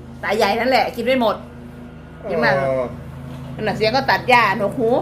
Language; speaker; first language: Thai; non-native, local second language; Lao